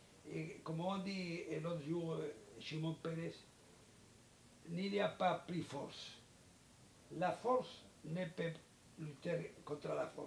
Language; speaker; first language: French; non-native, learner; Spanish